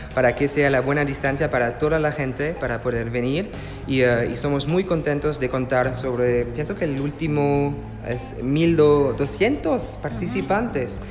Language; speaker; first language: Spanish; non-native, learner; French